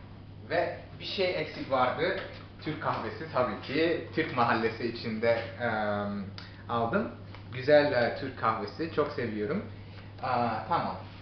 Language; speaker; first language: Turkish; non-native, learner; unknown